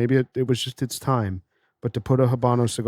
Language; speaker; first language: English; native; English